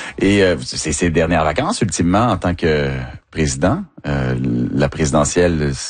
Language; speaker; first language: French; native; French